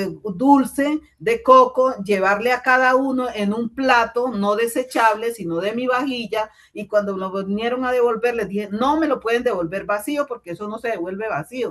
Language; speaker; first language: Spanish; native; Spanish